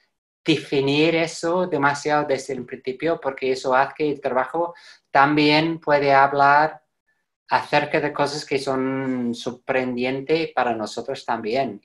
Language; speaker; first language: Spanish; non-native, fluent; English